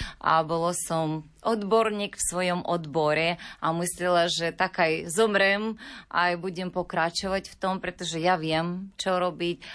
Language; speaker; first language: Slovak; non-native, learner; Ukrainian